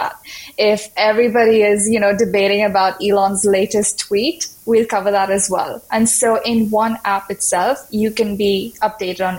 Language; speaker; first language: English; non-native, local second language; Hindi